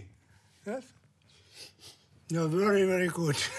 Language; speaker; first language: English; non-native, learner; German